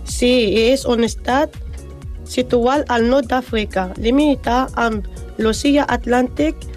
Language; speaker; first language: Catalan; non-native, learner; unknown